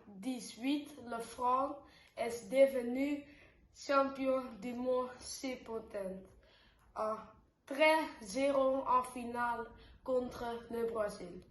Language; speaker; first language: French; non-native, learner; Dutch